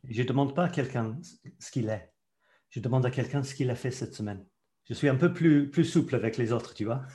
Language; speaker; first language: French; non-native, fluent; English